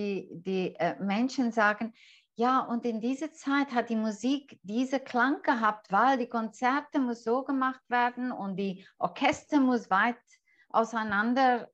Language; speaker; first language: German; non-native, fluent; English